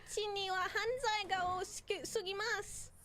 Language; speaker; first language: Japanese; non-native, learner; English